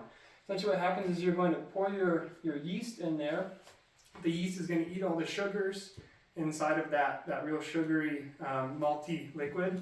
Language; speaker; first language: English; native; English